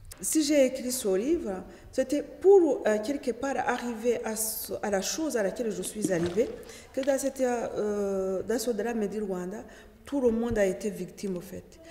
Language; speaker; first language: French; non-native, local second language; Kinyarwanda